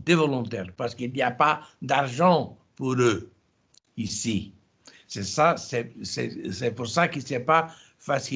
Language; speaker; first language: French; non-native, fluent; Portuguese